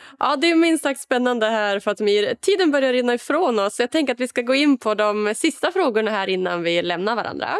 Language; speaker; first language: Swedish; native; Swedish